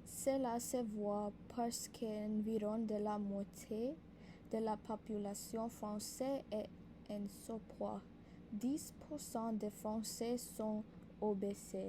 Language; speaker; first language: French; non-native, learner; English